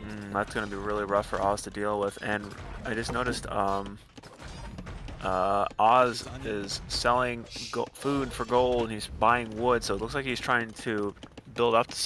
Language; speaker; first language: English; native; English